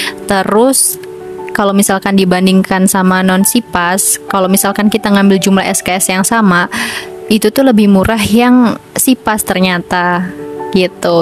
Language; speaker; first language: Indonesian; native; Indonesian